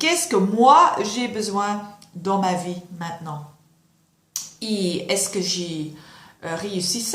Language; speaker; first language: French; non-native, local second language; Dutch